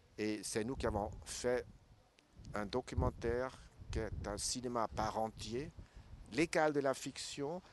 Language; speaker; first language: French; non-native, local second language; German